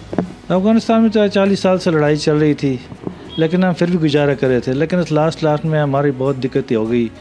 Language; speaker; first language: Hindi; non-native, fluent; Punjabi